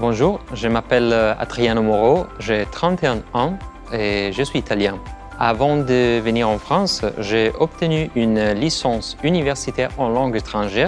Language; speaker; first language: French; non-native, fluent; Italian